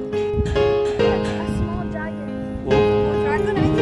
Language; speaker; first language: English; non-native, learner; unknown